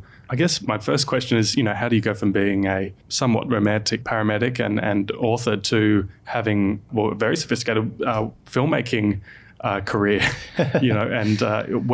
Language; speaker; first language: English; native; English